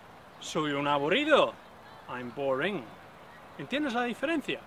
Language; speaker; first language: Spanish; non-native, fluent; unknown